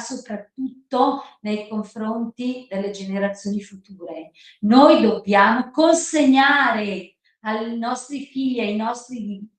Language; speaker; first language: Italian; native; Italian